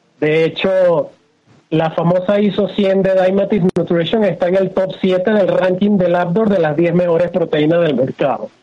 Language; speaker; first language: Spanish; native; Spanish